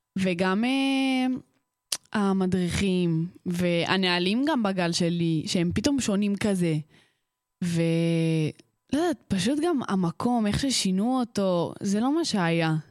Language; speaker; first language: Hebrew; early bilingual, other home language; Russian